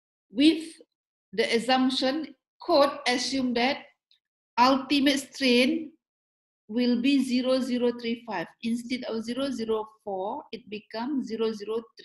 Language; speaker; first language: English; non-native, local second language; Malay